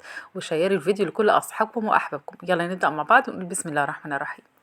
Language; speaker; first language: Arabic; native; Arabic